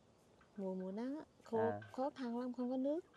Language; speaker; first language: Vietnamese; non-native, local second language; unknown